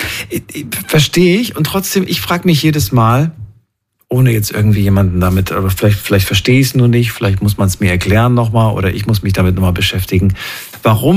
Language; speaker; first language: German; native; German